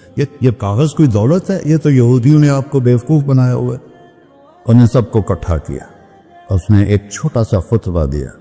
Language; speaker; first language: Urdu; non-native, local second language; Punjabi